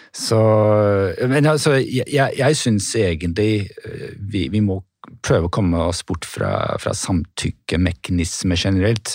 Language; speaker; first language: Norwegian; non-native, fluent; English